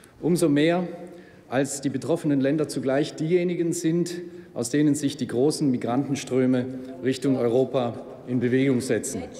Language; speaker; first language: German; native; German